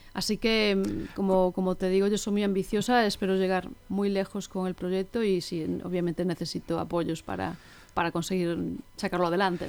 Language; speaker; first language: Spanish; native; Spanish